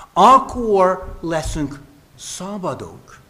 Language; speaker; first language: Hungarian; non-native, fluent; English